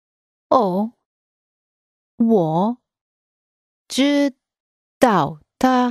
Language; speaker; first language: Chinese; non-native, learner; English